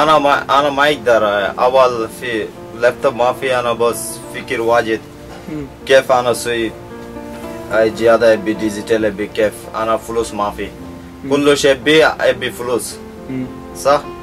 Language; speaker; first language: Arabic; non-native, learner; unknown